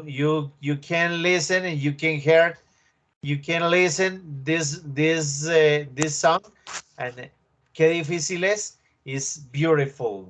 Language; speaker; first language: English; non-native, learner; Spanish